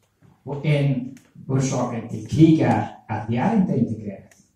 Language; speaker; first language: Swedish; non-native, fluent; Persian